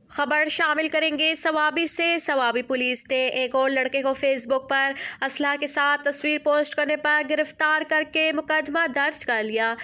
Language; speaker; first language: Urdu; non-native, local second language; Pashto